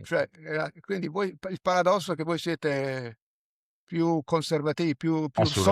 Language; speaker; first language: Italian; native; Italian